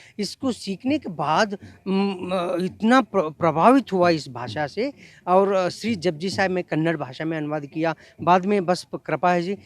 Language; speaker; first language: Hindi; non-native, local second language; Kannada